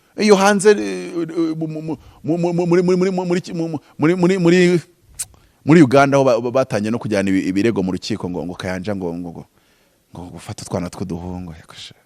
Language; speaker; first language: Kinyarwanda; native; Kinyarwanda